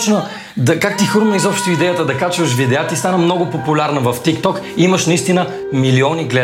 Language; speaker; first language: Bulgarian; native; Bulgarian